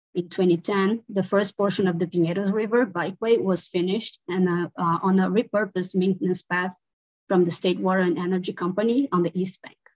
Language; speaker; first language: English; non-native, fluent; Portuguese